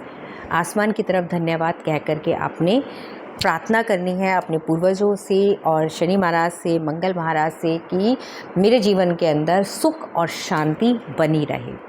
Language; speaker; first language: Hindi; native; Hindi